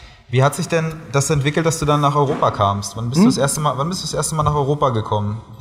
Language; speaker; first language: German; native; German